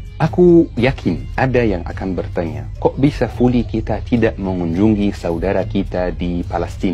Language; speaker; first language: Indonesian; non-native, fluent; Arabic